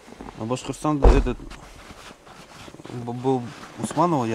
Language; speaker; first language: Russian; non-native, local second language; Bashkir